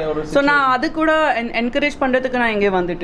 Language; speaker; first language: Tamil; non-native, learner; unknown